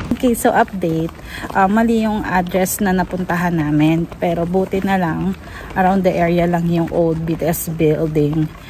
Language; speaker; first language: Filipino; native; Filipino